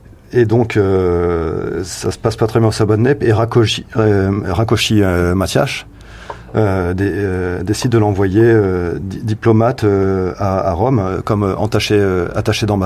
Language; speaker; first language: French; native; French